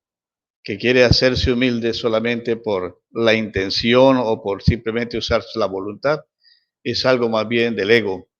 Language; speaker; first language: Spanish; native; Spanish